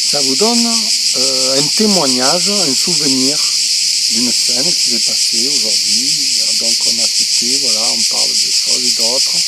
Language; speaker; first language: French; native; French